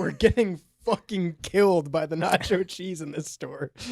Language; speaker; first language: English; native; English